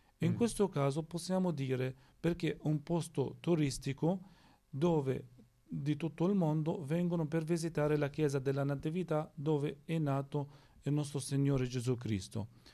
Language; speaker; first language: Italian; non-native, fluent; Arabic